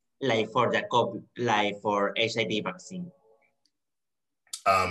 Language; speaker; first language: English; non-native, learner; Spanish